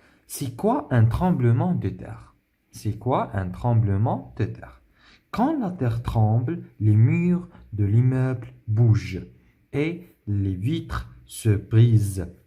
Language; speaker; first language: French; non-native, local second language; Arabic